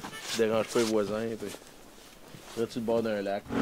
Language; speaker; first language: French; native; French